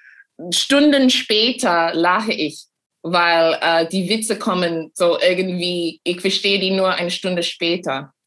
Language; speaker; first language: German; non-native, fluent; English